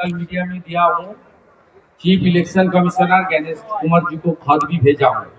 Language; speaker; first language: Hindi; non-native, local second language; Bangla